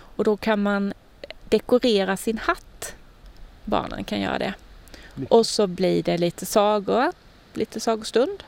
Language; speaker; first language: Swedish; native; Swedish